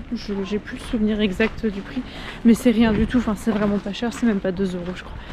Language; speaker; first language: French; native; French